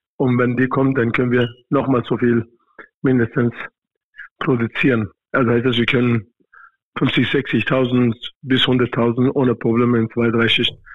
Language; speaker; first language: German; non-native, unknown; Kurdish